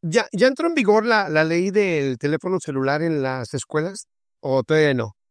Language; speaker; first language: Spanish; native; Spanish